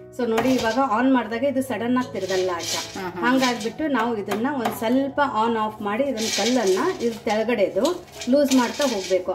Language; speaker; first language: Kannada; native; Kannada